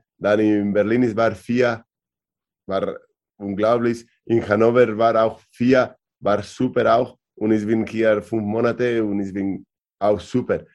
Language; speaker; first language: German; non-native, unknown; Spanish